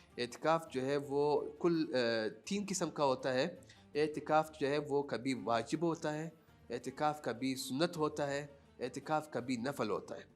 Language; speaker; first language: Urdu; non-native, local second language; Pashto